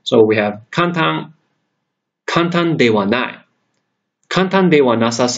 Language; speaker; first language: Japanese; non-native, fluent; English